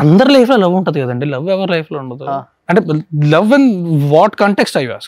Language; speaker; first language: Telugu; native; Telugu